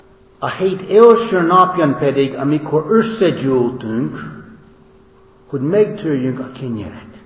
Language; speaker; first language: Hungarian; non-native, fluent; English